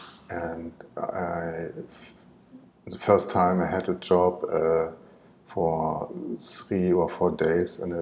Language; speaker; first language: English; non-native, learner; German